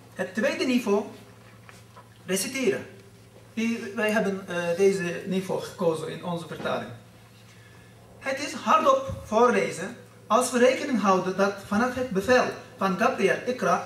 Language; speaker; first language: Dutch; non-native, fluent; Turkish